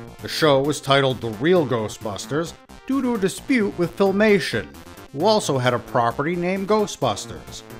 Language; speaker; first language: English; native; English